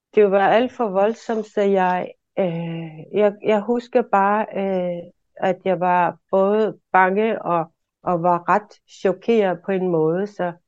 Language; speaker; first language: Danish; non-native, local second language; Kalaallisut